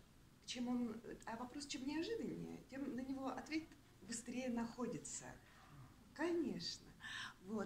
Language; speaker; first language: Russian; native; Russian